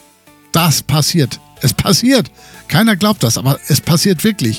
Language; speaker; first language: German; native; German